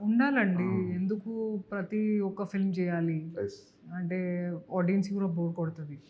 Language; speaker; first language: Telugu; non-native, local second language; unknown